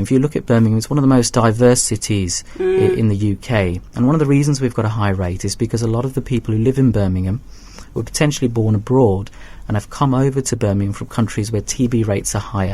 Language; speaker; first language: English; native; English